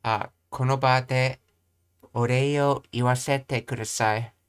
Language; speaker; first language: Japanese; non-native, learner; English